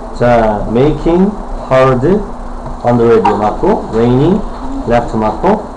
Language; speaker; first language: English; non-native, fluent; Korean